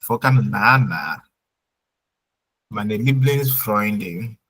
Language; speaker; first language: German; non-native, fluent; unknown